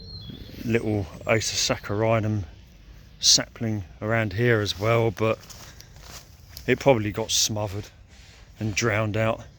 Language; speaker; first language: English; native; English